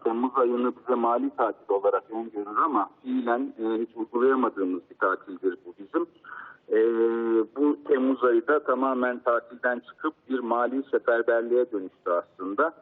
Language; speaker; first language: Turkish; native; Turkish